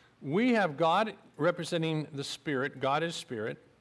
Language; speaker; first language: English; native; English